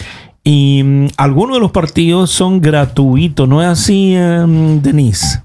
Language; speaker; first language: Spanish; native; Spanish